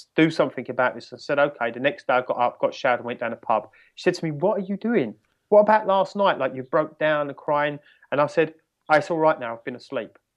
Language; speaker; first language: English; native; English